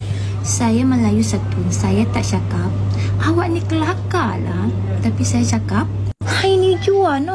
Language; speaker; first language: Malay; native; Malay